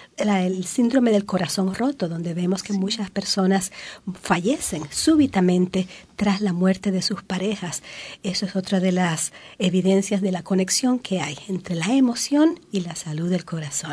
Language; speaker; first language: Spanish; native; Spanish